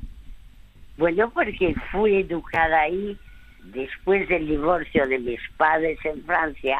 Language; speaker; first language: Spanish; early bilingual, other home language; French